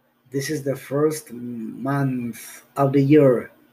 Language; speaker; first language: English; non-native, learner; Spanish